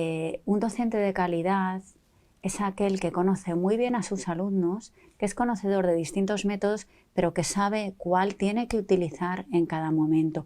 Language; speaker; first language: Spanish; native; Spanish